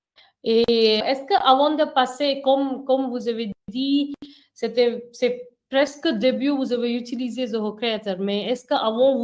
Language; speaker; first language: French; non-native, fluent; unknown